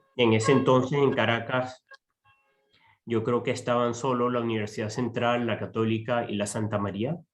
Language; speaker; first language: Spanish; native; Spanish